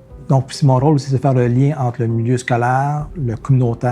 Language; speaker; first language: French; native; French